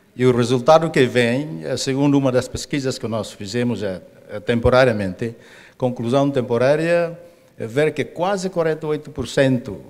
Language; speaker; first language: Portuguese; non-native, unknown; Tetum